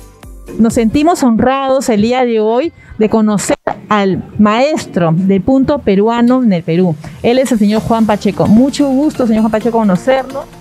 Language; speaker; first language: Spanish; native; Spanish